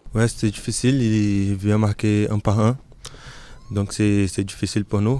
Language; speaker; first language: French; non-native, learner; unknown